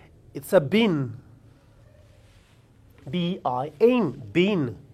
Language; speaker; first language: English; non-native, fluent; Amharic